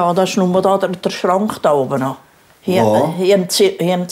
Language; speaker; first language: German; native; German